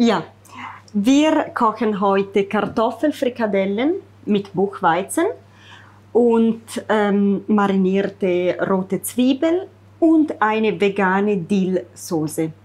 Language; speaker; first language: German; non-native, fluent; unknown